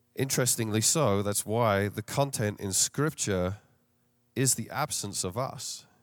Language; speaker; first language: English; native; English